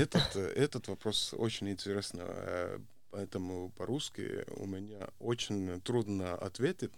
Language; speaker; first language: Russian; non-native, local second language; Estonian